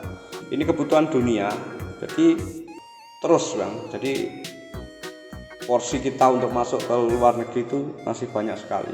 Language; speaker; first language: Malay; non-native, local second language; Javanese